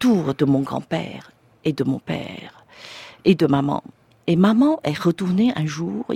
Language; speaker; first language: French; non-native, fluent; Chinese